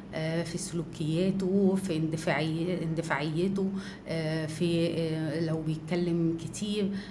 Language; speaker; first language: Arabic; native; Arabic